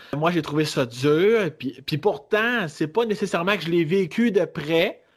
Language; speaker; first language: French; native; French